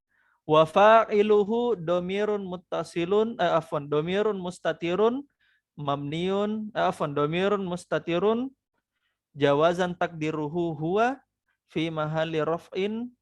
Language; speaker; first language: Arabic; non-native, fluent; Indonesian